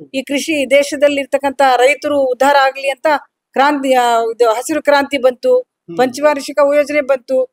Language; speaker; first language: Kannada; non-native, local second language; Urdu